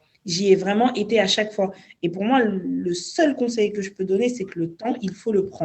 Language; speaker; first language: French; native; French